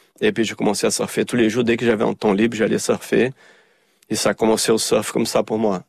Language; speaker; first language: French; early bilingual, heritage; Portuguese